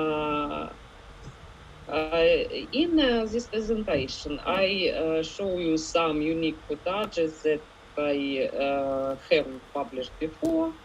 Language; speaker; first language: English; non-native, fluent; Ukrainian